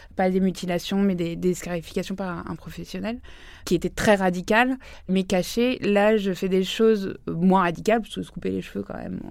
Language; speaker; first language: French; native; French